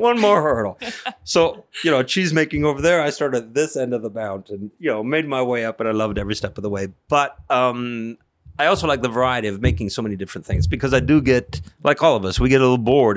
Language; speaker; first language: English; native; English